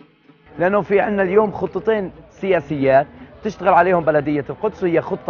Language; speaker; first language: Arabic; native; Arabic